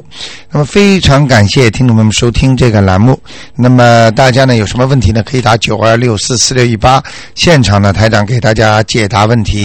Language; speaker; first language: Chinese; native; Chinese